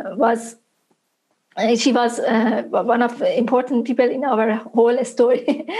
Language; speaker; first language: English; non-native, fluent; Persian